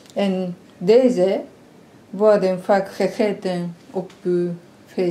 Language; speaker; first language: Dutch; non-native, fluent; Japanese